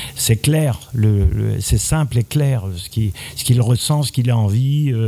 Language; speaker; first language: French; native; French